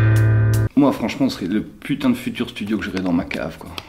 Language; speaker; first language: French; native; French